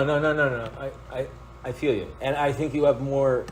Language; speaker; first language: English; native; English